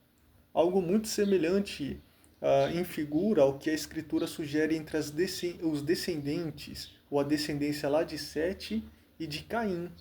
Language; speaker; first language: Portuguese; native; Portuguese